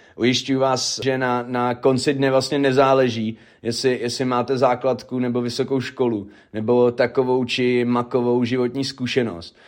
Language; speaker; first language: Czech; native; Czech